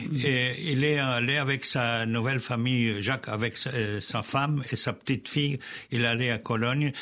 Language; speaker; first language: French; non-native, fluent; Spanish